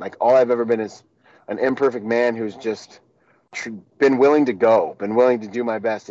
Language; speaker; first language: English; native; English